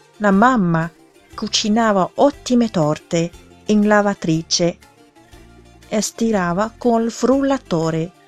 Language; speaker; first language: Italian; non-native, fluent; Chinese